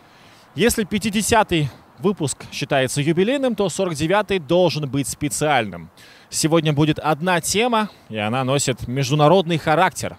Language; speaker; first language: Russian; native; Russian